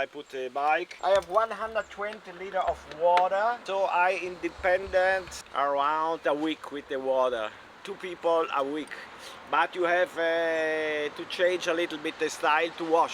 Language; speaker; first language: English; non-native, learner; German